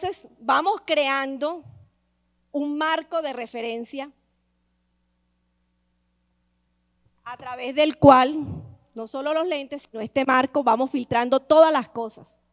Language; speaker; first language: Spanish; native; Spanish